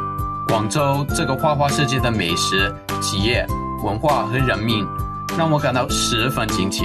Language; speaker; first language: Chinese; non-native, fluent; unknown